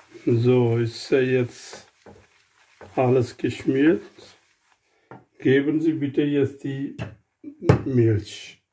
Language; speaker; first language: German; non-native, learner; Urdu